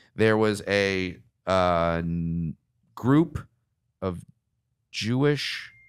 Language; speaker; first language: English; native; English